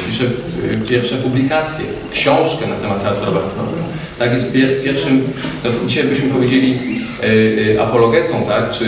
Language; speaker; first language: Polish; native; Polish